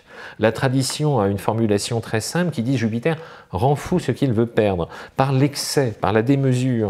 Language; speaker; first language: French; native; French